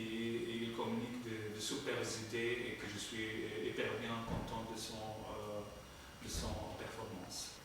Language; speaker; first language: French; non-native, fluent; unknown